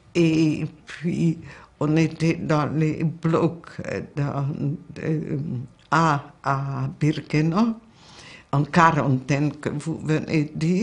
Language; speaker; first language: French; non-native, fluent; Hungarian